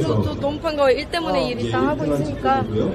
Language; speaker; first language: Korean; non-native, fluent; Arabic